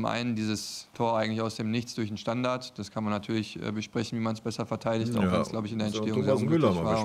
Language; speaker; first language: German; native; German